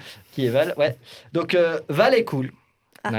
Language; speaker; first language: French; native; French